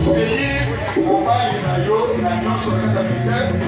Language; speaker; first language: French; non-native, local second language; Lingala